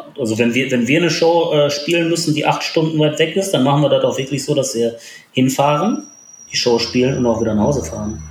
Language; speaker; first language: German; early bilingual, other home language; Polish